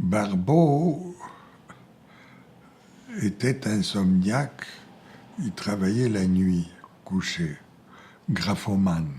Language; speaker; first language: French; non-native, fluent; Bulgarian